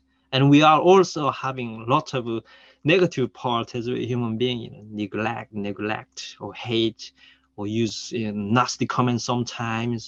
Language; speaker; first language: English; non-native, fluent; Korean